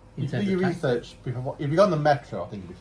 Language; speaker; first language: English; native; English